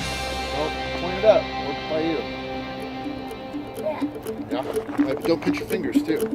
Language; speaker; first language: English; native; English